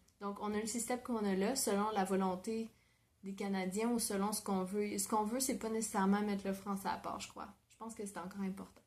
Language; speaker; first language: French; native; French